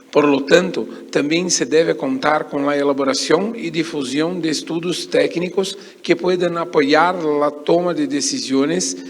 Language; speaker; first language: Portuguese; native; Portuguese